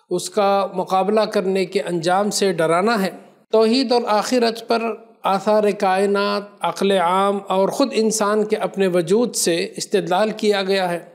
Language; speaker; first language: Urdu; native; Urdu